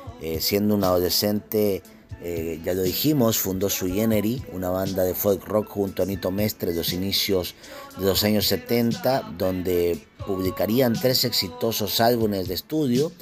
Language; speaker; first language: Spanish; native; Spanish